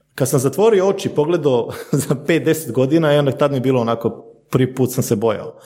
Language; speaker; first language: Croatian; early bilingual, heritage; Slovenian